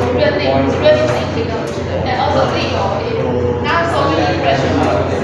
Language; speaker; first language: English; non-native, learner; Chinese